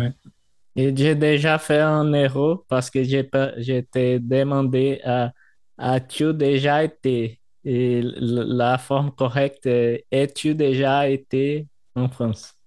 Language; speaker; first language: French; non-native, learner; Portuguese